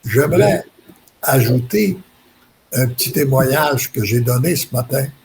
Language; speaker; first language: French; native; French